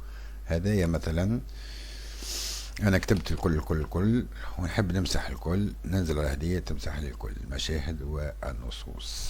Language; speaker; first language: Arabic; native; Arabic